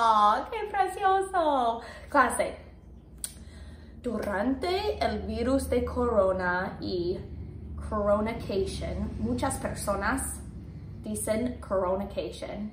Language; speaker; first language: Spanish; non-native, fluent; English